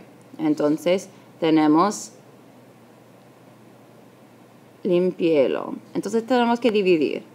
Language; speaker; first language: Spanish; non-native, fluent; English